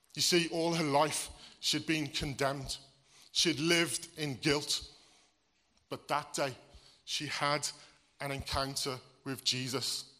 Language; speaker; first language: English; native; English